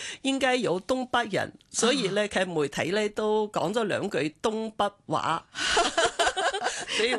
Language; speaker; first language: Cantonese; non-native, local second language; Chinese